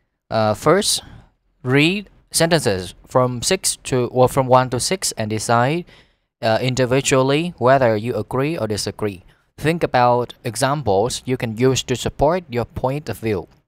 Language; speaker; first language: English; non-native, fluent; Vietnamese